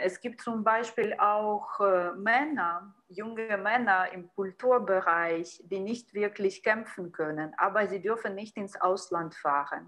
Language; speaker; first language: German; non-native, fluent; Ukrainian